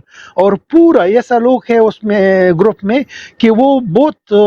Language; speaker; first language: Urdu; non-native, local second language; Pashto